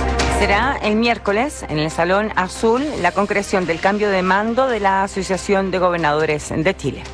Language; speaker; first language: Spanish; native; Spanish